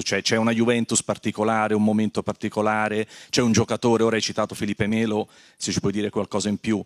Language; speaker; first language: Italian; native; Italian